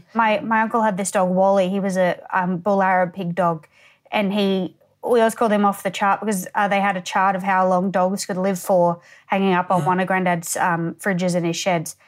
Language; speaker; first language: English; native; English